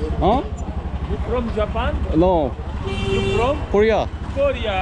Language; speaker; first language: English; non-native, learner; Korean